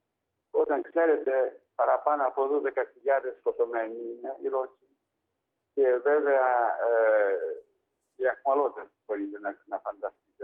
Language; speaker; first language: Greek; non-native, learner; Ukrainian